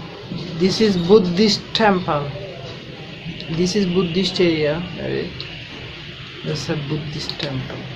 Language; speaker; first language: English; non-native, learner; Bangla